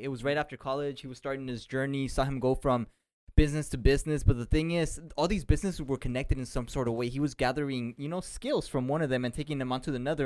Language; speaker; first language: English; early bilingual, other home language; Spanish